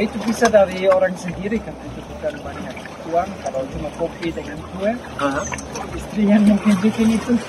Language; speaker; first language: Indonesian; non-native, learner; German